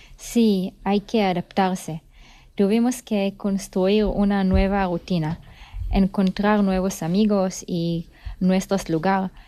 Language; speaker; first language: Spanish; non-native, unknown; Hebrew